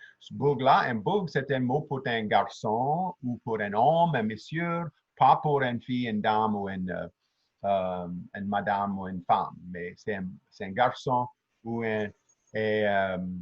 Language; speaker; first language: French; native; French